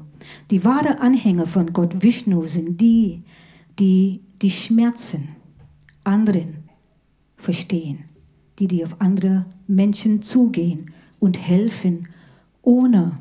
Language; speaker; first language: German; non-native, fluent; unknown